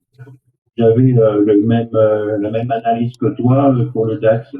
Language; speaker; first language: French; native; French